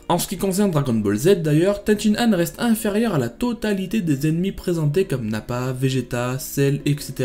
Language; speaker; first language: French; native; French